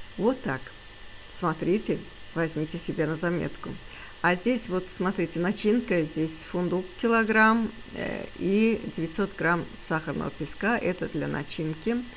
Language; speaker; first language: Russian; non-native, local second language; Azerbaijani